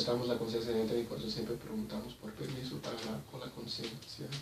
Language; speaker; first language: Spanish; early bilingual, heritage; Spanish